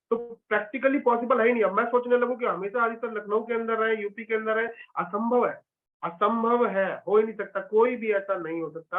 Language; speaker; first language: Hindi; native; Hindi